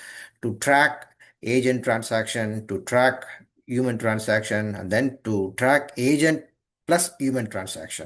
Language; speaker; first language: English; non-native, local second language; Tamil